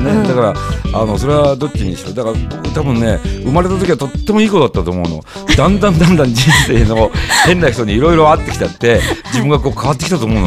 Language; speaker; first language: Japanese; native; Japanese